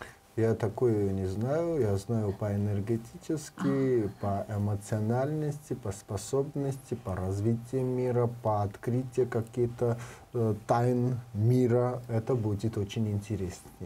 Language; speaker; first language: Russian; non-native, learner; Georgian